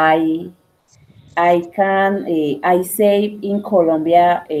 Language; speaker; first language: English; non-native, learner; Spanish